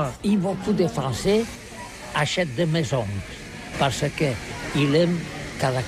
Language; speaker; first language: French; non-native, learner; Catalan